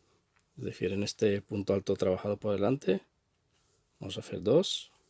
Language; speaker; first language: Spanish; native; Spanish